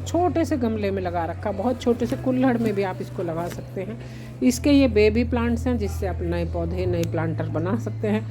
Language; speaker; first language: Hindi; native; Hindi